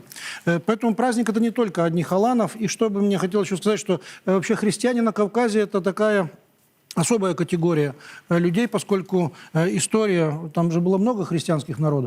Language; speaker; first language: Russian; native; Russian